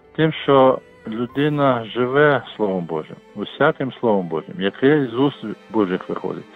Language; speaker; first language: Ukrainian; non-native, local second language; Russian